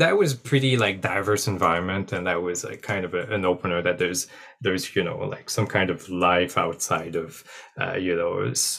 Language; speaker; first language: English; non-native, fluent; French